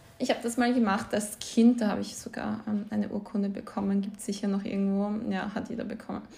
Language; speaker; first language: German; early bilingual, other home language; Croatian